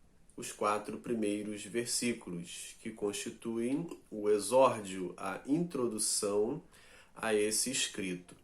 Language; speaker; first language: Portuguese; native; Portuguese